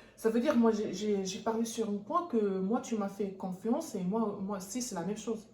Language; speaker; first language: French; non-native, local second language; Arabic